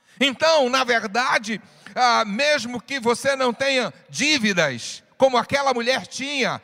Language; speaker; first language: Portuguese; native; Portuguese